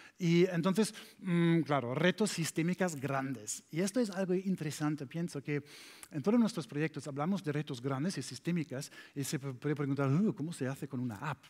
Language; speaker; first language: Spanish; non-native, learner; German